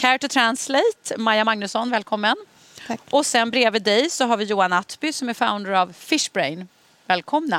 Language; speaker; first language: Swedish; native; Swedish